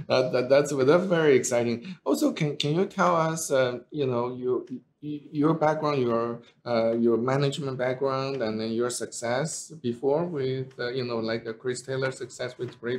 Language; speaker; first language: English; non-native, fluent; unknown